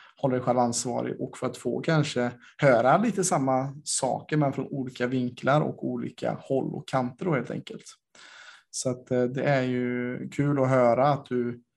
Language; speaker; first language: Swedish; native; Swedish